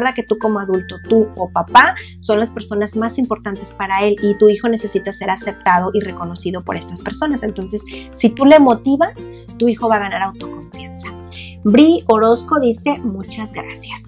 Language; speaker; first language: Spanish; native; Spanish